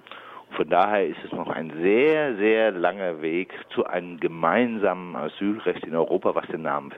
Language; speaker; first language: German; native; German